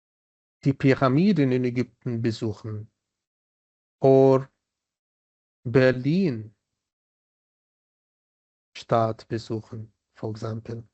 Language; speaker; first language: German; non-native, fluent; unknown